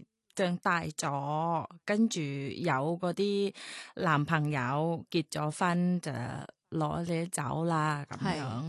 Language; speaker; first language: Cantonese; non-native, fluent; Thai